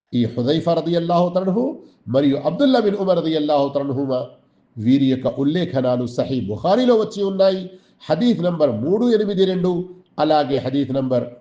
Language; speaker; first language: Telugu; non-native, local second language; Urdu